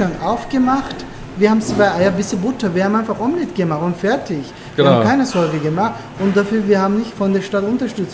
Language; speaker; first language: German; non-native, learner; Turkish